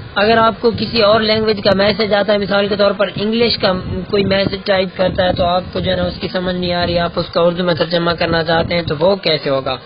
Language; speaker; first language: Urdu; non-native, local second language; Saraiki